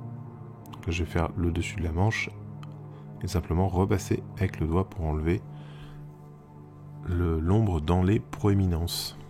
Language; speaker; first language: French; native; French